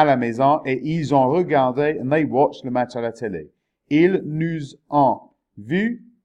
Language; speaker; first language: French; non-native, fluent; English